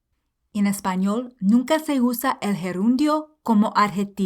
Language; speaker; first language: Spanish; non-native, fluent; English